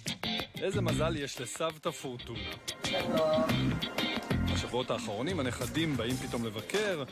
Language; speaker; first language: Hebrew; native; Hebrew